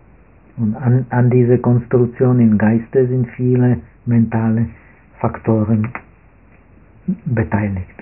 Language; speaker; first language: German; non-native, fluent; Czech